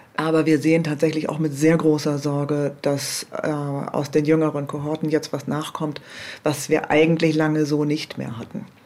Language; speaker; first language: German; native; German